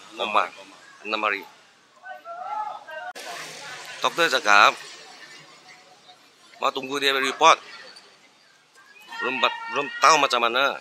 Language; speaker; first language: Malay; non-native, local second language; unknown